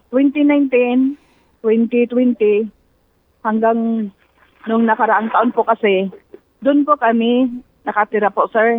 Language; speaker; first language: Filipino; non-native, local second language; Cebuano